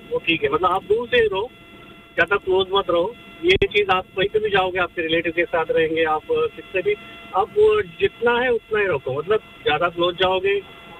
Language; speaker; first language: Hindi; non-native, local second language; Marathi